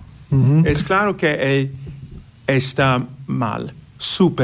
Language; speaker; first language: Spanish; non-native, fluent; English